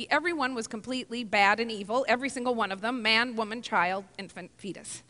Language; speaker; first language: English; native; English